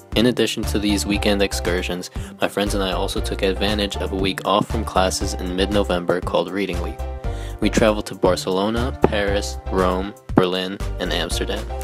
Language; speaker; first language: English; native; English